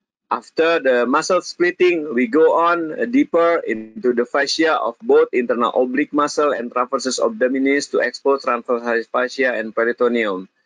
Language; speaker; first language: English; non-native, fluent; Indonesian